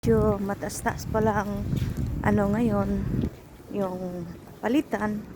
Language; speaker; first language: Filipino; non-native, local second language; Bikol